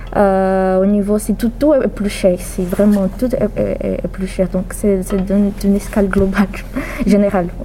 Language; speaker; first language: French; non-native, fluent; Portuguese